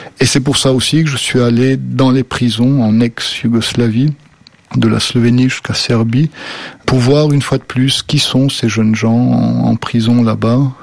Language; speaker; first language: French; early bilingual, other home language; Slovenian